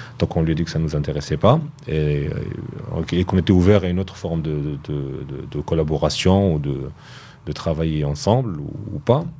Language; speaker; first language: French; non-native, local second language; Arabic